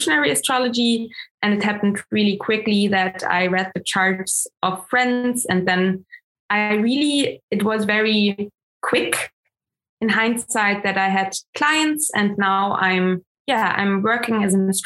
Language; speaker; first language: English; non-native, fluent; German